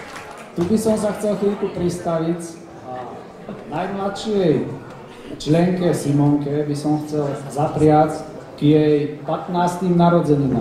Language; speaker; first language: Slovak; native; Slovak